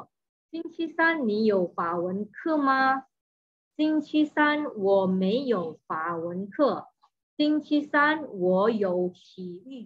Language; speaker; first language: Chinese; non-native, fluent; Indonesian